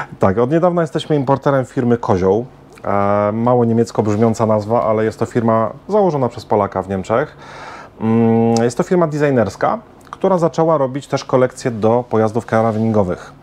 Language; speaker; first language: Polish; native; Polish